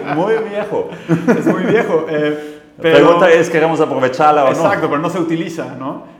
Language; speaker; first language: Spanish; native; Spanish